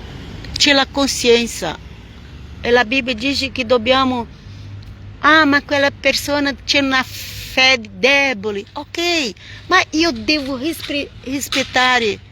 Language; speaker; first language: Italian; non-native, fluent; Portuguese